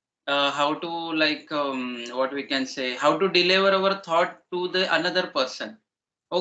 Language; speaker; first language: English; non-native, learner; Marathi